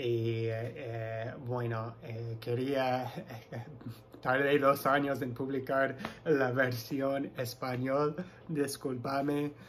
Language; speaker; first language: Spanish; non-native, fluent; English